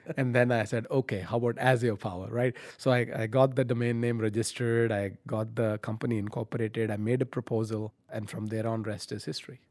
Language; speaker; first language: English; non-native, local second language; Punjabi